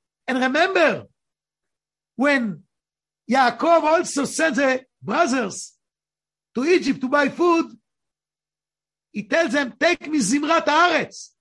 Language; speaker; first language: English; non-native, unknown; Hebrew